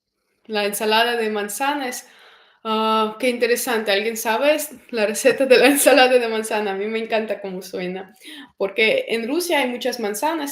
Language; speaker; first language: Spanish; non-native, fluent; Russian